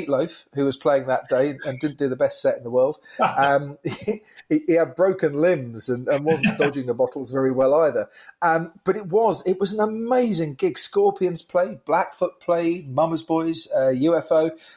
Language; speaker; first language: English; native; English